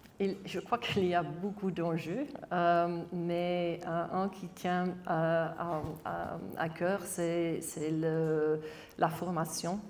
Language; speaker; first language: French; non-native, local second language; Dutch